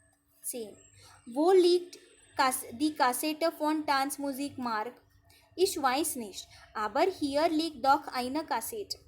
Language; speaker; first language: German; non-native, fluent; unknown